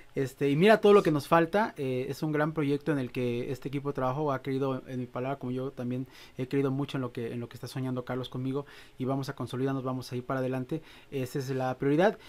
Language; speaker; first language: Spanish; native; Spanish